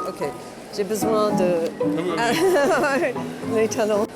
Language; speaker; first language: French; non-native, fluent; English